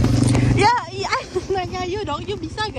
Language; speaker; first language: Indonesian; native; Indonesian